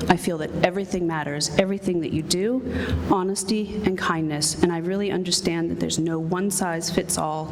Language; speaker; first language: English; native; English